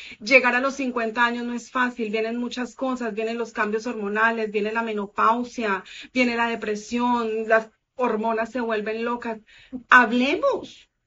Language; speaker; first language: Spanish; native; Spanish